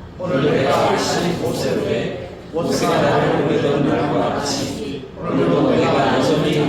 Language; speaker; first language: Korean; native; Korean